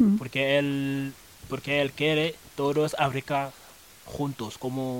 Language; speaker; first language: Spanish; non-native, learner; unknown